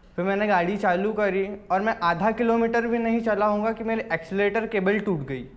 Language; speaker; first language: Hindi; native; Hindi